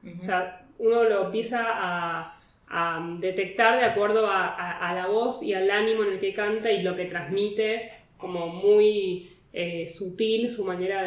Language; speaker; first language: Spanish; native; Spanish